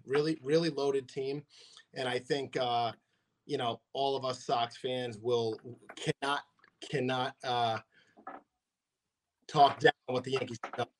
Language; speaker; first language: English; native; English